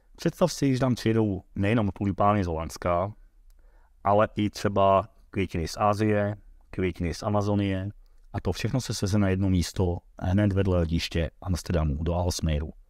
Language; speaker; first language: Czech; early bilingual, heritage; Dutch